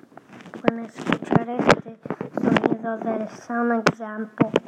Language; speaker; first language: Spanish; early bilingual, heritage; Spanish